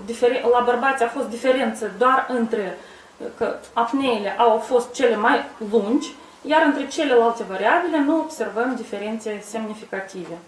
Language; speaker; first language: Romanian; native; Romanian